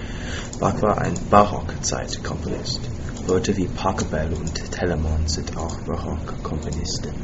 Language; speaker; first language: German; non-native, learner; English